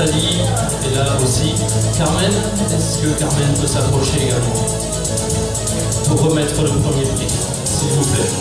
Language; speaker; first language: French; native; French